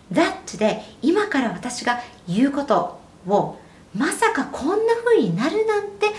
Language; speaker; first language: Japanese; native; Japanese